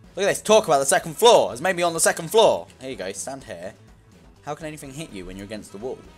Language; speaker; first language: English; native; English